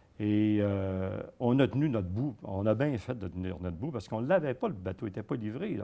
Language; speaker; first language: French; native; French